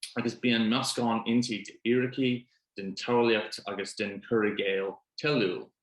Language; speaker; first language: Irish; non-native, local second language; English